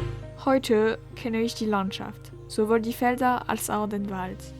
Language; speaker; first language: German; non-native, learner; French